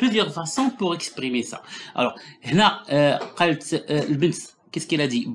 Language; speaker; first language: French; non-native, local second language; Arabic